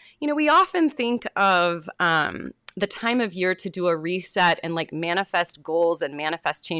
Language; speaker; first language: English; native; English